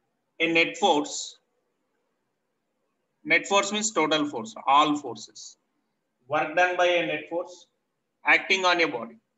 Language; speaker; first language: English; non-native, local second language; Telugu